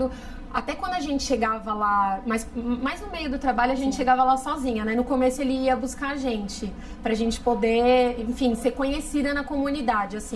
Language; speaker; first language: Portuguese; native; Portuguese